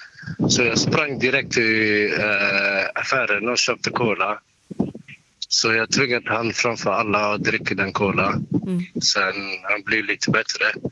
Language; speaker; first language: Swedish; non-native, learner; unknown